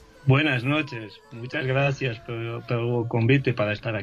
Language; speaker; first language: Spanish; non-native, fluent; Portuguese